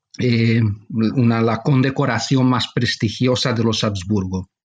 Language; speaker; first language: Spanish; non-native, fluent; Hungarian